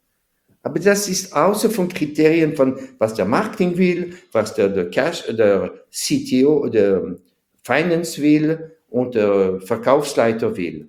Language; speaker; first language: German; non-native, fluent; French